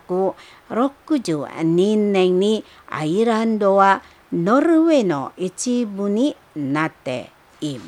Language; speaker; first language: Japanese; non-native, fluent; Indonesian